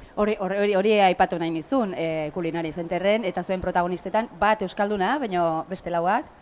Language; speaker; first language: Basque; native; Basque